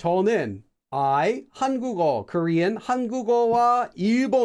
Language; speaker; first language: Korean; non-native, fluent; English